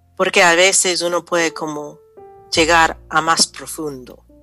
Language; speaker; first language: Spanish; non-native, fluent; English